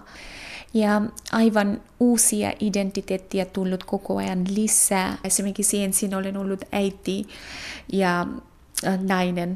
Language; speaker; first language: Finnish; non-native, fluent; Bangla